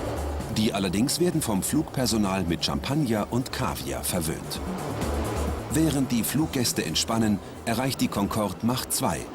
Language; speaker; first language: German; native; German